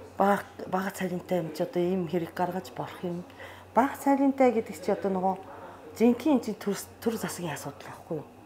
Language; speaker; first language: Mongolian; non-native, fluent; Japanese